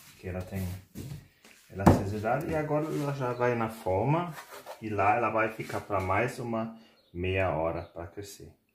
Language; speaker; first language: Portuguese; non-native, fluent; German